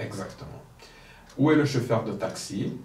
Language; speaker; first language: French; non-native, local second language; Kinyarwanda